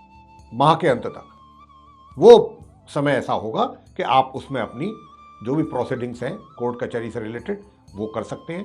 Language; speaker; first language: Hindi; native; Hindi